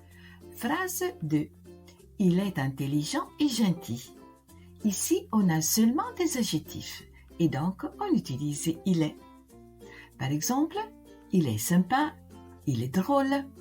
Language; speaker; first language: French; non-native, fluent; Italian